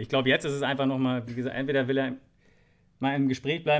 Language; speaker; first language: German; native; German